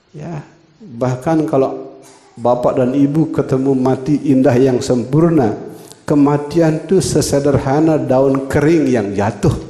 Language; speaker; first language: Indonesian; non-native, local second language; Balinese